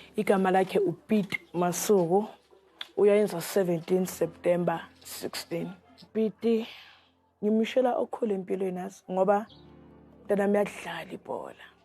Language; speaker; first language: Zulu; native; Zulu